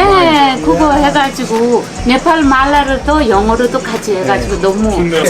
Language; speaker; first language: Korean; non-native, fluent; Nepali